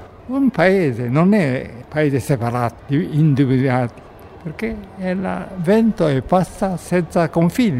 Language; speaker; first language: Italian; non-native, learner; Japanese